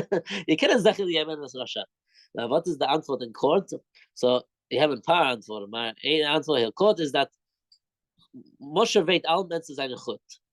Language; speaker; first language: Dutch; non-native, fluent; English